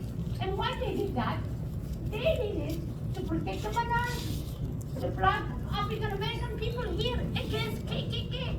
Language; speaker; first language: English; non-native, local second language; Hebrew